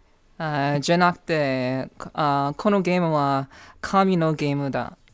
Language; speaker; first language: Japanese; non-native, learner; English